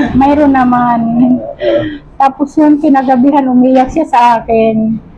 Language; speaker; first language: Filipino; non-native, local second language; Waray